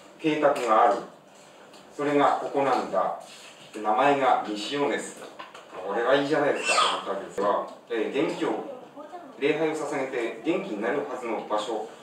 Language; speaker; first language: Japanese; native; Japanese